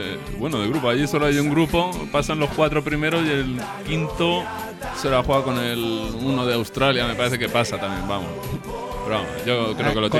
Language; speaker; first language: Spanish; native; Spanish